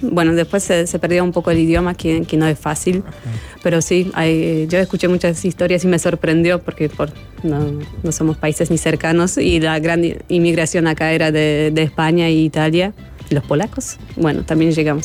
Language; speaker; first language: Spanish; non-native, fluent; Polish